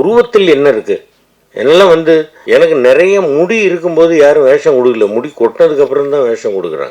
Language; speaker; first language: Tamil; native; Tamil